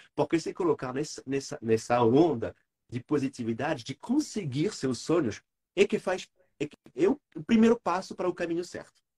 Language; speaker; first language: Portuguese; non-native, fluent; French